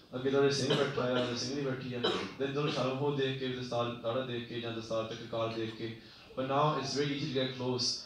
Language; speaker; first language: Punjabi; early bilingual, heritage; Punjabi